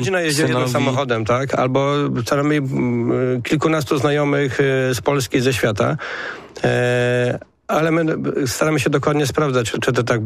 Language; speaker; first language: Polish; native; Polish